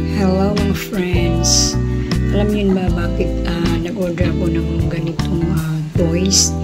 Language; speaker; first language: Filipino; non-native, local second language; Cebuano